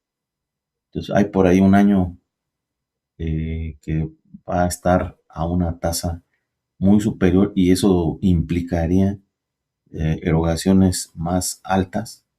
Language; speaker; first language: Spanish; native; Spanish